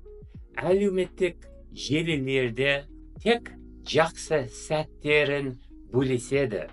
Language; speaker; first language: Kazakh; non-native, fluent; English